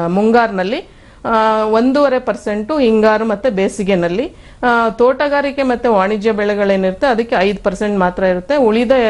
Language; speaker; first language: Kannada; native; Kannada